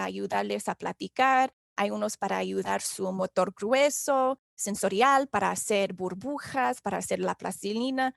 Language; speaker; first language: Spanish; non-native, fluent; English